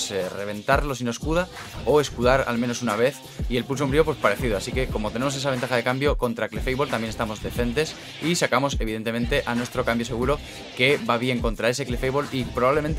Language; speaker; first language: Spanish; native; Spanish